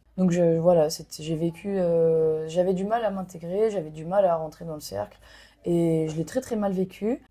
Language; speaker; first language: French; non-native, local second language; Arabic